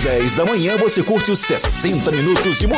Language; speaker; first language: Portuguese; native; Portuguese